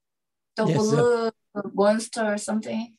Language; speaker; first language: English; non-native, learner; Korean